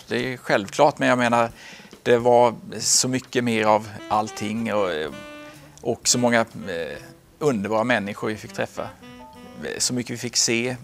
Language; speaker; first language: Swedish; native; Swedish